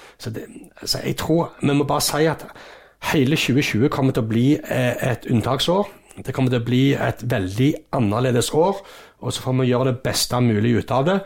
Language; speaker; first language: Norwegian; native; Norwegian